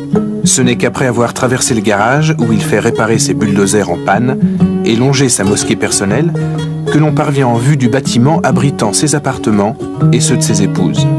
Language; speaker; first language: French; native; French